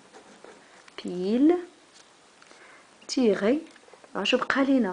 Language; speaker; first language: Arabic; native; Arabic